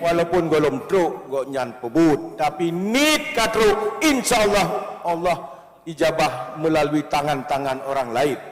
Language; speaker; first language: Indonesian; non-native, local second language; Achinese